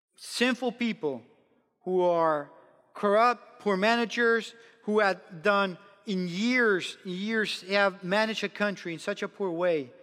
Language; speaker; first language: English; non-native, fluent; Spanish